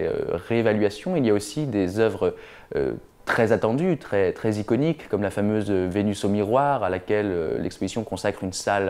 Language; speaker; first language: French; native; French